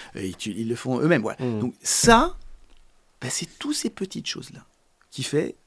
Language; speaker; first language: French; native; French